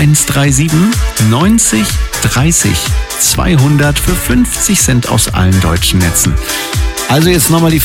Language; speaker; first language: German; native; German